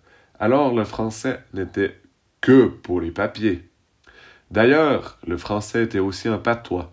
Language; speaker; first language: French; native; French